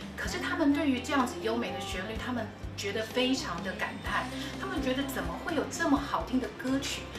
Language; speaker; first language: Chinese; non-native, local second language; Hakka Chinese